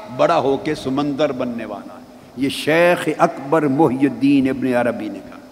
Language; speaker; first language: Urdu; non-native, local second language; Punjabi